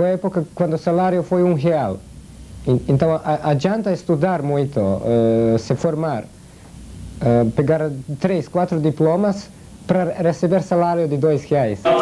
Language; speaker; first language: Portuguese; non-native, fluent; Serbian